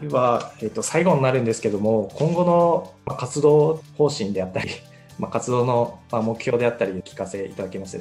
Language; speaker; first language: Japanese; native; Japanese